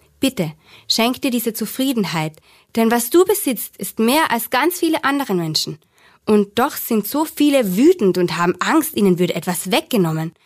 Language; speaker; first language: German; native; German